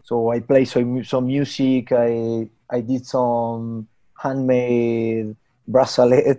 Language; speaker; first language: English; non-native, learner; Spanish